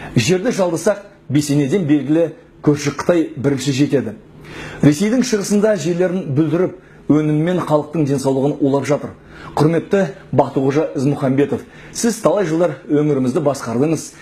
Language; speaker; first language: Kazakh; native; Kazakh